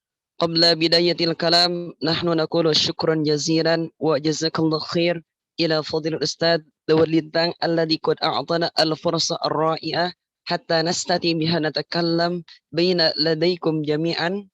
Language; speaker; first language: Arabic; non-native, learner; Indonesian